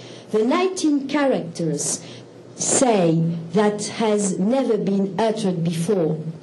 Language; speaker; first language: English; non-native, fluent; French